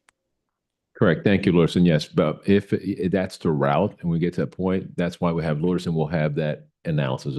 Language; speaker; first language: English; native; English